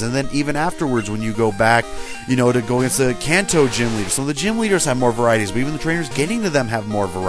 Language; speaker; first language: English; native; English